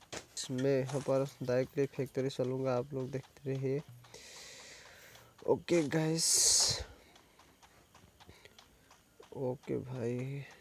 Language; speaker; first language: Hindi; non-native, local second language; Assamese